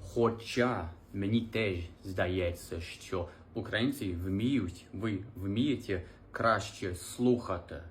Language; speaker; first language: Ukrainian; non-native, fluent; English